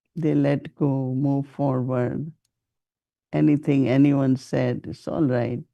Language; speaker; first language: English; non-native, local second language; Hindi